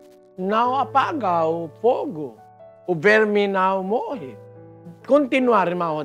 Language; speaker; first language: Portuguese; non-native, fluent; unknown